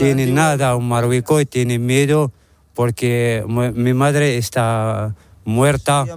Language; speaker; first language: Spanish; non-native, learner; Arabic